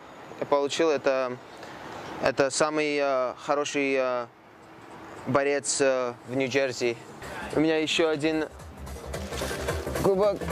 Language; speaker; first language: Russian; non-native, local second language; Karachay-Balkar